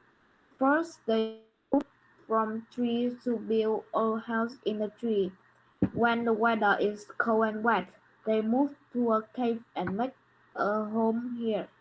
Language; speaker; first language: English; non-native, learner; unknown